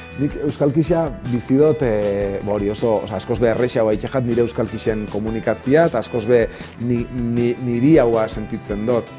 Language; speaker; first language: Basque; native; Basque